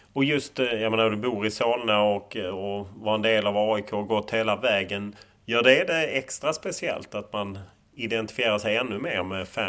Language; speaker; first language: Swedish; native; Swedish